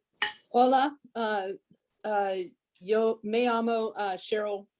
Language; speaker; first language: Spanish; non-native, learner; English